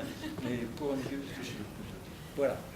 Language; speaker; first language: French; non-native, fluent; German